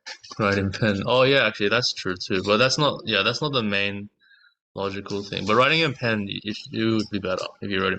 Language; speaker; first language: English; native; English